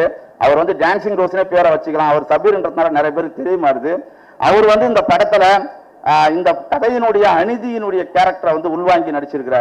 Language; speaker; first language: Tamil; native; Tamil